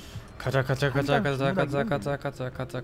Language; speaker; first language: Korean; non-native, learner; German